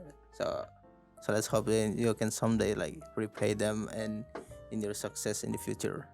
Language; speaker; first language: English; non-native, learner; Indonesian